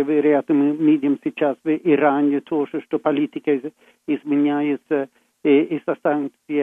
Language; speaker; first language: Russian; non-native, fluent; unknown